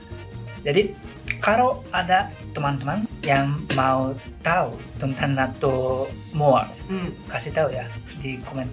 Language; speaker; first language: Indonesian; non-native, learner; Japanese